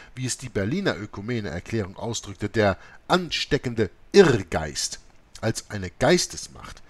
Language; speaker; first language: German; native; German